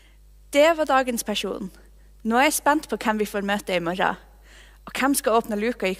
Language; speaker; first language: Norwegian; native; Norwegian